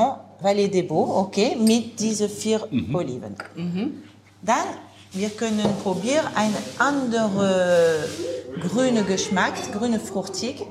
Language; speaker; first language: German; non-native, learner; French